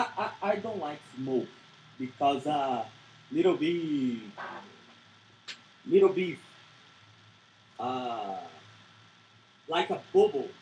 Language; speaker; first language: English; non-native, learner; Portuguese